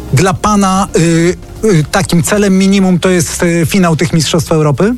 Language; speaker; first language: Polish; native; Polish